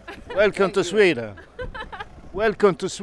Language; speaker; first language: English; non-native, fluent; Swedish